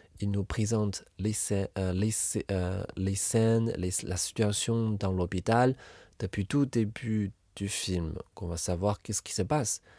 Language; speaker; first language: French; non-native, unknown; Chinese